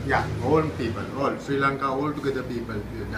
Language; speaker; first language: English; non-native, learner; Sinhala